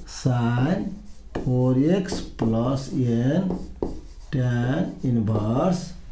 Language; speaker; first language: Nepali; non-native, local second language; Maithili